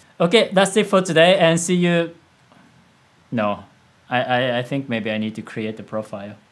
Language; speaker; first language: English; non-native, fluent; Japanese